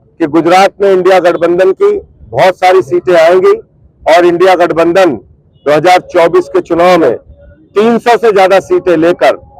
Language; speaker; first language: Hindi; native; Hindi